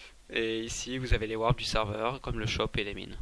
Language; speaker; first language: French; native; French